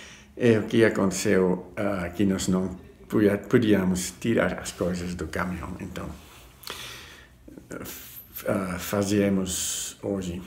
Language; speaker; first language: Portuguese; non-native, fluent; Dutch